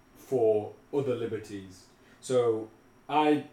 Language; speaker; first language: English; native; English